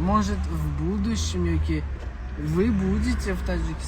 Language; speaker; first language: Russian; non-native, learner; Uzbek